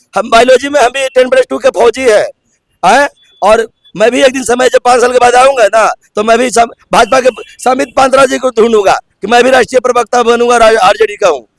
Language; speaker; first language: Hindi; native; Hindi